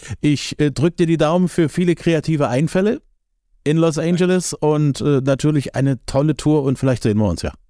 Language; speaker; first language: German; native; German